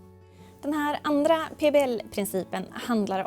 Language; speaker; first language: Swedish; native; Swedish